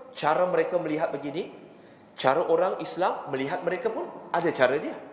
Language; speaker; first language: Malay; non-native, local second language; Chinese